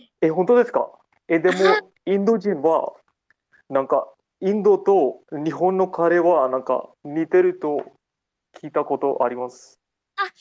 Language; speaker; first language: Japanese; non-native, learner; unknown